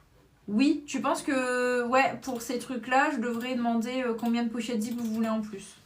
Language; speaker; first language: French; native; French